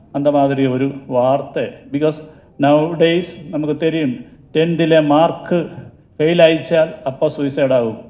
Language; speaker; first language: Tamil; non-native, learner; Malayalam